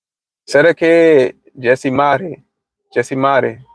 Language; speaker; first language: Portuguese; non-native, fluent; English